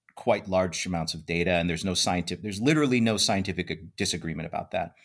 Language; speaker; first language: English; native; English